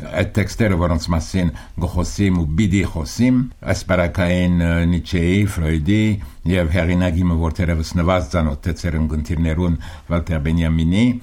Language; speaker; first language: Armenian; early bilingual, heritage; Armenian